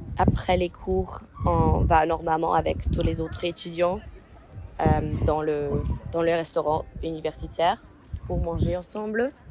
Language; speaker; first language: French; non-native, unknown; German